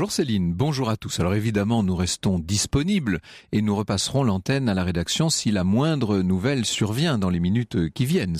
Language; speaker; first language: French; native; French